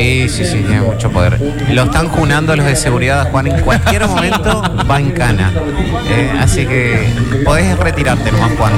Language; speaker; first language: Spanish; native; Spanish